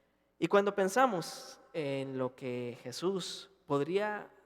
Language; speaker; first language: Spanish; native; Spanish